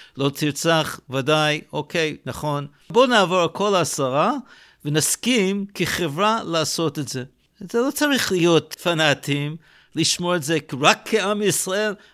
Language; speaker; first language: Hebrew; non-native, fluent; English